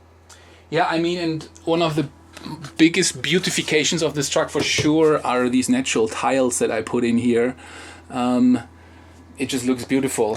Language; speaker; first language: English; non-native, fluent; German